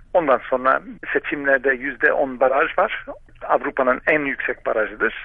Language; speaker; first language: Turkish; non-native, fluent; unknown